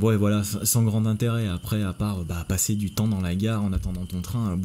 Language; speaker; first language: French; native; French